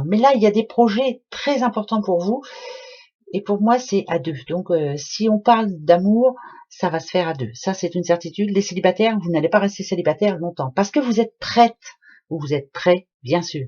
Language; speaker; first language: French; native; French